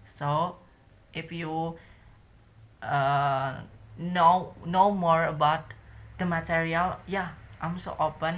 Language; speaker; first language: English; non-native, learner; Indonesian